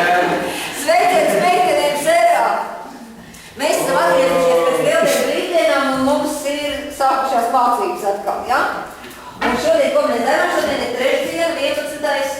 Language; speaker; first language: Latvian; native; Latvian